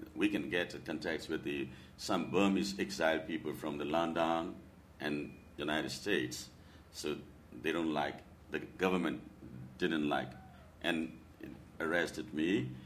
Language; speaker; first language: English; non-native, learner; Burmese